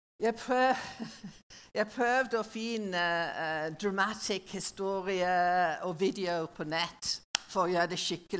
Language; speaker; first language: Norwegian; non-native, learner; English